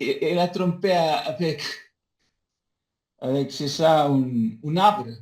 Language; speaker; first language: French; non-native, learner; Spanish